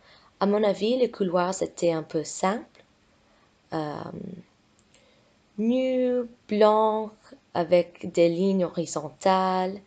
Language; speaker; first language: French; non-native, fluent; English